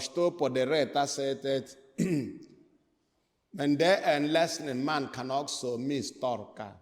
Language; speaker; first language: Swedish; non-native, fluent; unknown